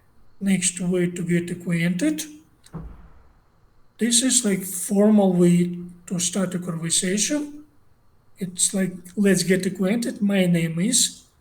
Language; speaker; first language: English; non-native, learner; Russian